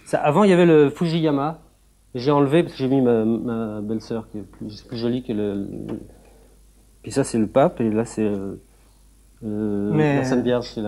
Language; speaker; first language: French; native; French